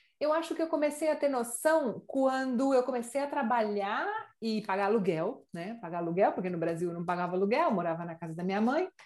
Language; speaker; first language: Portuguese; native; Portuguese